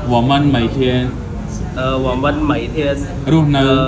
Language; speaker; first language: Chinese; non-native, fluent; Khmer